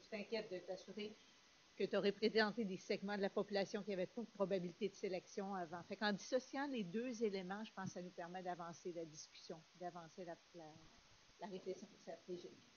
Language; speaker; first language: French; native; French